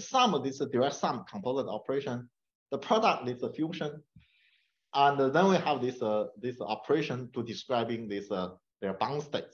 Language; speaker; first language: English; non-native, fluent; Chinese